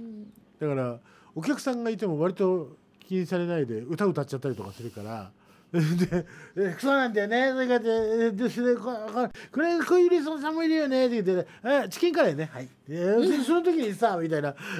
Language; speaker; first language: Japanese; native; Japanese